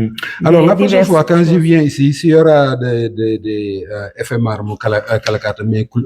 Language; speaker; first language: French; non-native, local second language; Wolof